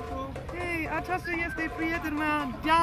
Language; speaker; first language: Romanian; non-native, learner; English